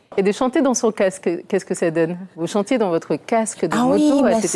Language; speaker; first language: French; native; French